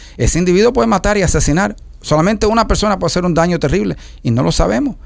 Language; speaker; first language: Spanish; early bilingual, heritage; Spanish